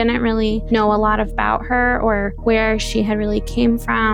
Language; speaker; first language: English; native; English